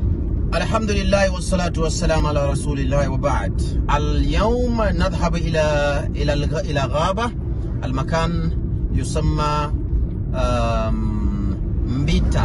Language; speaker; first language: Arabic; non-native, fluent; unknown